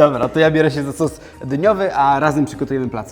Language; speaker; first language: Polish; native; Polish